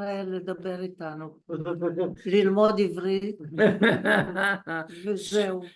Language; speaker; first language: Hebrew; early bilingual, other home language; Polish